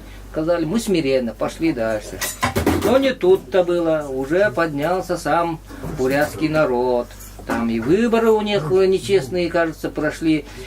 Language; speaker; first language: Russian; native; Russian